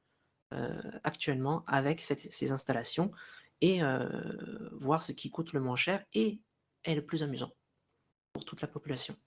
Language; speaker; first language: French; native; French